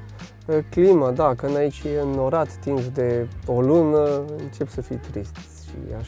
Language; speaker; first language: Romanian; non-native, fluent; French